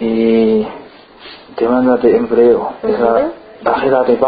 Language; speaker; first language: Spanish; non-native, learner; Chinese